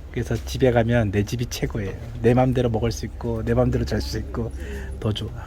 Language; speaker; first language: Korean; native; Korean